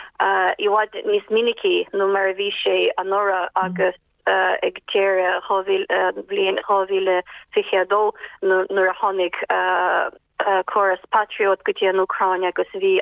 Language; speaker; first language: Irish; non-native, fluent; Ukrainian